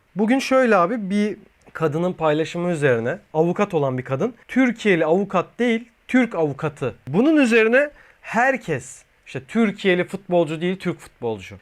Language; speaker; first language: Turkish; native; Turkish